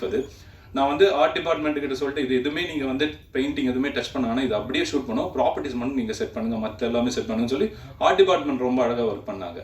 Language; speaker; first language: Tamil; native; Tamil